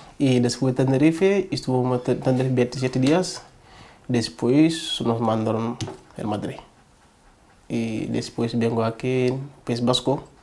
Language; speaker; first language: Spanish; non-native, learner; Wolof